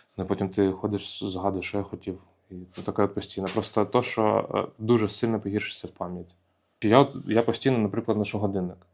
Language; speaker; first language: Ukrainian; native; Ukrainian